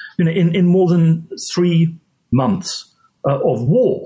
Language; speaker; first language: English; native; English